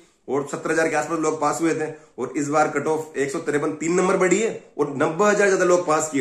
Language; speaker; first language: Hindi; native; Hindi